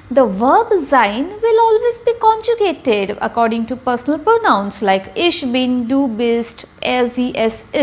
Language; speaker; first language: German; non-native, fluent; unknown